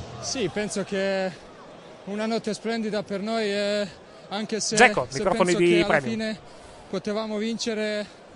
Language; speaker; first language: Italian; non-native, learner; Bosnian